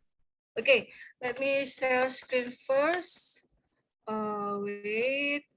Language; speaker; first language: English; non-native, fluent; Indonesian